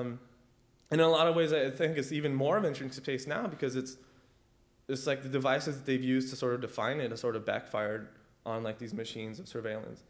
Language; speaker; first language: English; early bilingual, other home language; Spanish